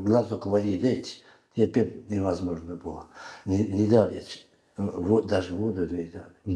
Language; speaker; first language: Russian; non-native, learner; Uzbek